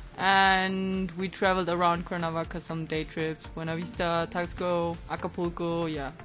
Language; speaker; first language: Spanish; non-native, learner; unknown